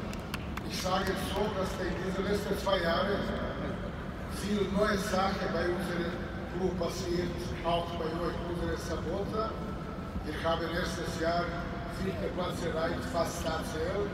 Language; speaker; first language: German; non-native, fluent; Serbian